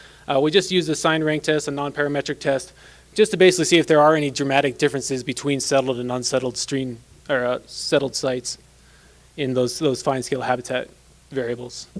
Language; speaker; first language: English; native; English